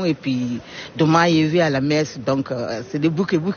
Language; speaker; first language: French; non-native, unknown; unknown